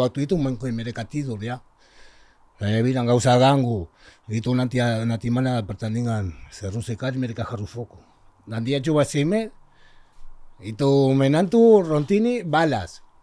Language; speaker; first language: Indonesian; non-native, learner; Spanish